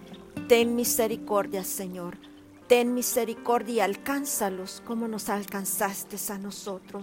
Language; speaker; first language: Spanish; native; Spanish